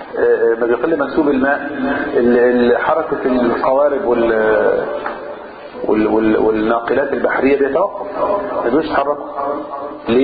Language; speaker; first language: Arabic; native; Arabic